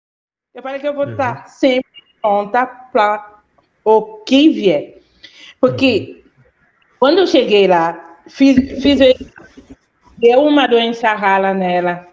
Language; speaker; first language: Portuguese; non-native, fluent; Haitian Creole